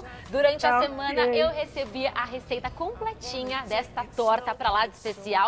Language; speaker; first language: Portuguese; native; Portuguese